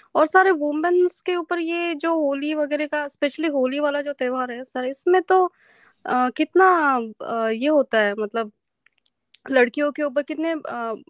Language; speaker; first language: Hindi; non-native, local second language; Marathi